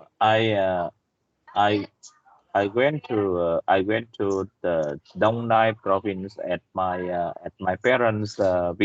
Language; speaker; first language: English; non-native, learner; Vietnamese